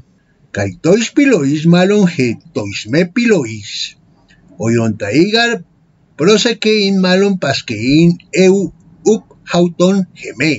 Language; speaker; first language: Greek; non-native, fluent; Spanish